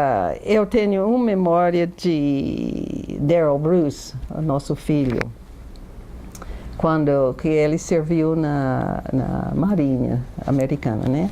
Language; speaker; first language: Portuguese; non-native, fluent; English